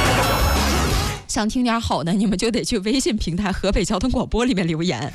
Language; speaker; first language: Chinese; native; Chinese